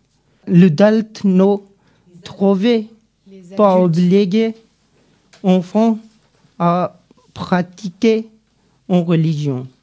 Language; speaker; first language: French; non-native, learner; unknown